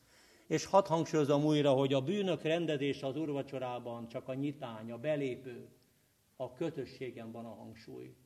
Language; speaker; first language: Hungarian; native; Hungarian